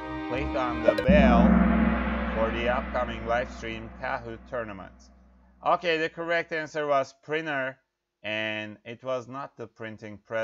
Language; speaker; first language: English; non-native, fluent; Turkish